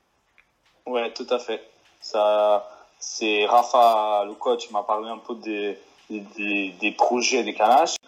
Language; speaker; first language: French; non-native, fluent; Portuguese